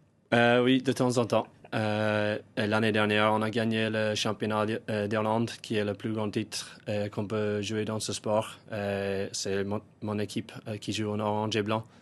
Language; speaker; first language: French; non-native, fluent; English